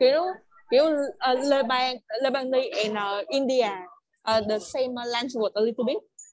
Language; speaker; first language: English; non-native, learner; Vietnamese